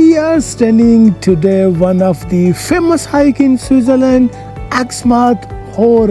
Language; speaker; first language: English; non-native, learner; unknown